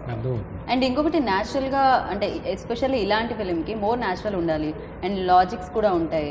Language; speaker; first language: Telugu; native; Telugu